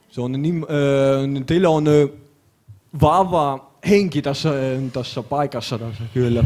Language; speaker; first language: Finnish; non-native, learner; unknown